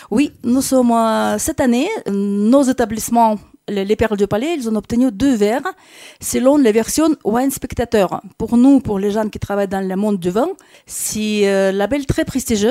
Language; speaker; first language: French; non-native, fluent; Russian